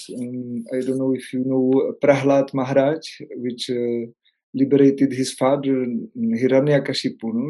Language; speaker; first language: English; non-native, learner; Czech